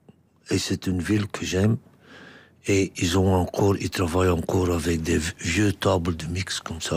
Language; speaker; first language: French; non-native, local second language; Dutch